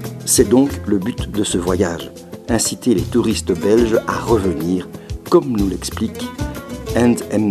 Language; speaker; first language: French; native; French